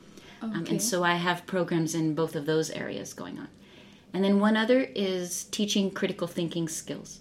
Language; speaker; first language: English; native; English